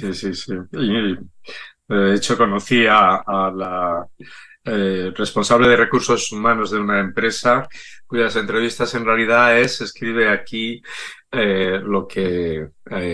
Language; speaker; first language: Spanish; native; Spanish